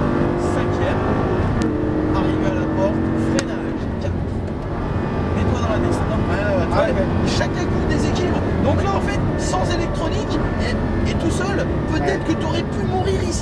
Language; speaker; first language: French; native; French